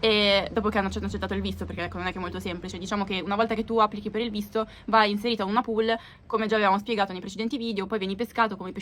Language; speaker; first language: Italian; native; Italian